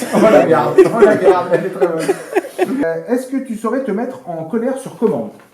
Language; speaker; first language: French; native; French